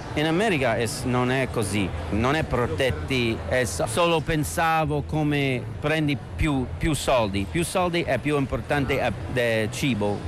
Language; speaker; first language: Italian; non-native, learner; English